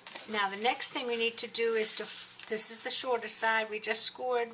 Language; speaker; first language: English; native; English